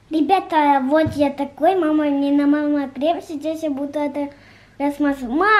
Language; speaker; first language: Russian; native; Russian